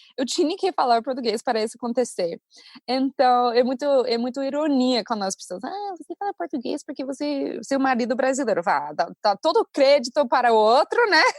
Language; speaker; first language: Portuguese; non-native, fluent; English